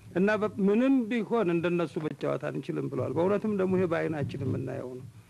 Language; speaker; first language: Amharic; native; Amharic